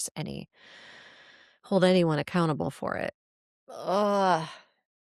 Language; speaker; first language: English; native; English